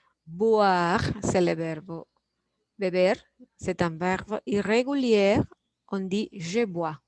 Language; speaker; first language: French; non-native, fluent; Spanish